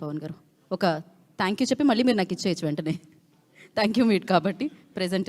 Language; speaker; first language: Telugu; native; Telugu